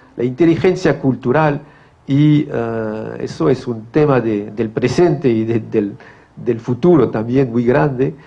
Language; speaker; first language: Spanish; non-native, fluent; French